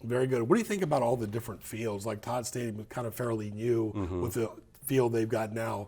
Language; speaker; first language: English; native; English